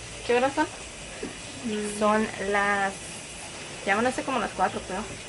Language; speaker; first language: Spanish; early bilingual, heritage; Spanish